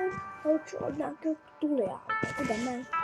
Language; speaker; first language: Czech; non-native, local second language; Polish